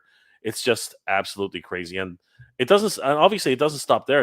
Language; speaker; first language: English; native; English